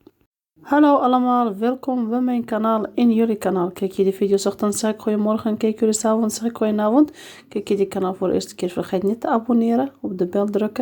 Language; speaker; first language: Dutch; non-native, learner; Arabic